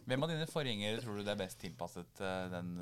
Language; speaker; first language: Norwegian; native; Norwegian